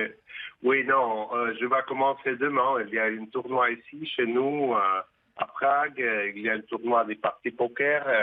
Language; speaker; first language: French; non-native, fluent; Russian